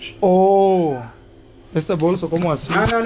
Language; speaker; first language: Spanish; non-native, learner; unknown